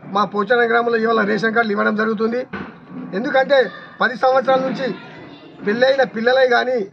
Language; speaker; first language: Telugu; native; Telugu